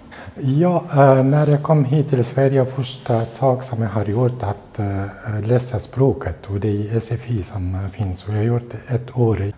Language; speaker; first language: Swedish; non-native, fluent; Arabic